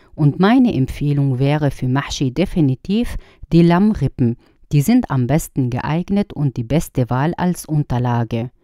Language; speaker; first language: German; non-native, fluent; Arabic